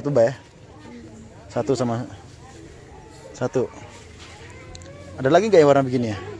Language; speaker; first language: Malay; non-native, local second language; Javanese